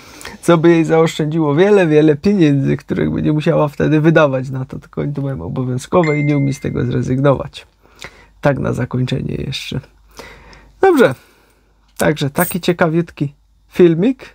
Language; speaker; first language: Polish; native; Polish